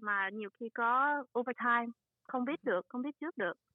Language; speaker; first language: Vietnamese; early bilingual, heritage; Vietnamese